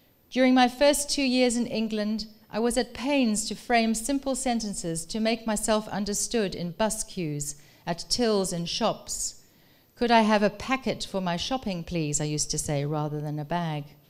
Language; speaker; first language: English; non-native, local second language; Dutch